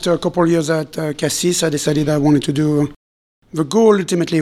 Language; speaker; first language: English; non-native, fluent; French